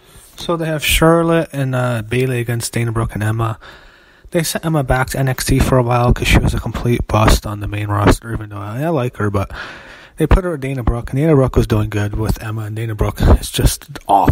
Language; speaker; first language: English; native; English